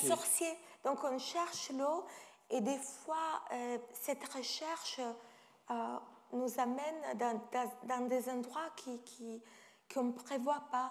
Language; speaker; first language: French; non-native, fluent; Italian